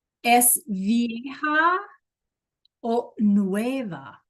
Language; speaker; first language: Spanish; non-native, fluent; English